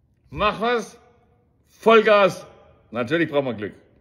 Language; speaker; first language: German; native; German